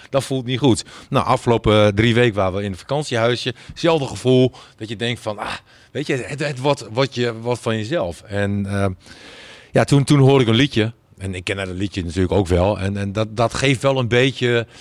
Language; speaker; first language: Dutch; native; Dutch